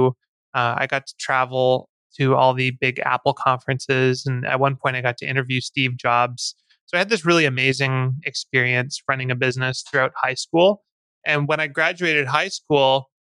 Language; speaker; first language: English; native; English